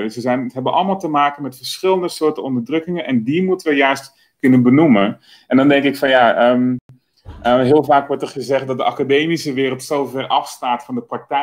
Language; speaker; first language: Dutch; native; Dutch